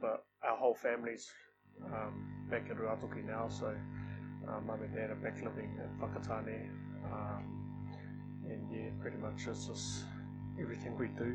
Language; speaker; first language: English; non-native, local second language; Māori